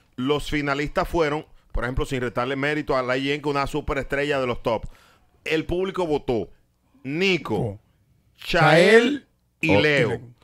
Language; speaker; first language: Spanish; native; Spanish